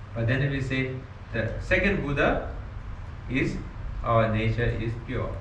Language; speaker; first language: English; non-native, learner; Nepali